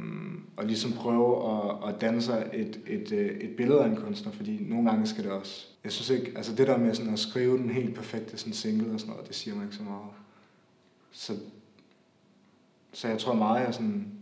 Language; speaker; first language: Danish; native; Danish